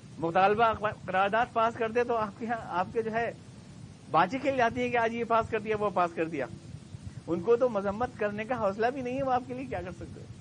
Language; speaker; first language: Urdu; native; Urdu